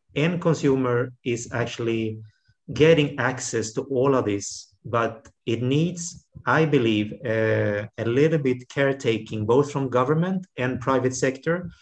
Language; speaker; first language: English; non-native, fluent; Swedish